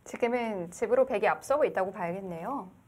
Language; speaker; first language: Korean; native; Korean